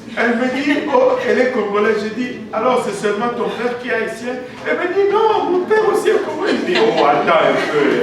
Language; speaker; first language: French; non-native, local second language; Swahili